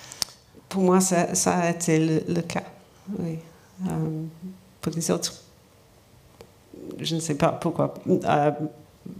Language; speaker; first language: French; non-native, learner; English